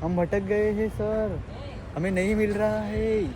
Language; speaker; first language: Hindi; non-native, local second language; Marathi